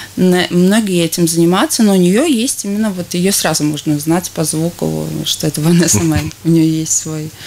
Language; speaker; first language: Russian; non-native, local second language; Latvian